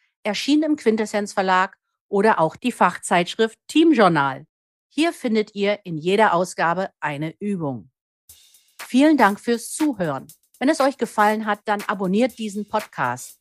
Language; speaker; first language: German; native; German